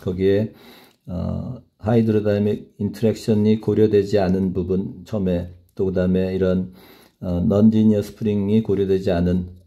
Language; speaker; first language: Korean; native; Korean